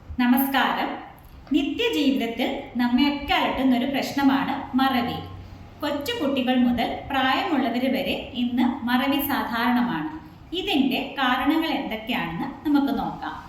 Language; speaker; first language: Malayalam; native; Malayalam